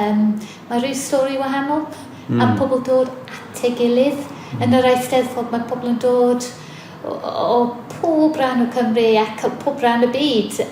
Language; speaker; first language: Welsh; non-native, fluent; English